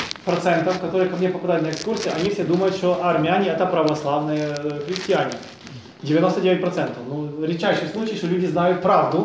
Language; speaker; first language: Russian; native; Russian